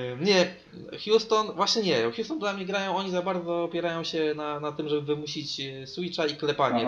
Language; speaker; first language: Polish; native; Polish